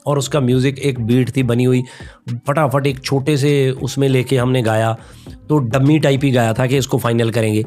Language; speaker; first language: Hindi; non-native, local second language; Punjabi